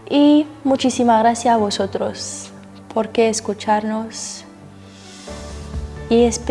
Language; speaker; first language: Spanish; non-native, learner; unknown